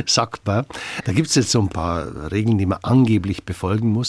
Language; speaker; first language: German; native; German